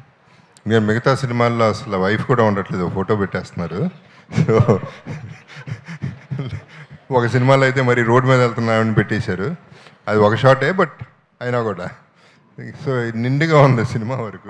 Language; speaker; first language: Telugu; native; Telugu